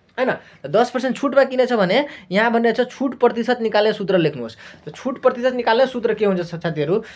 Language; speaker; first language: Nepali; non-native, local second language; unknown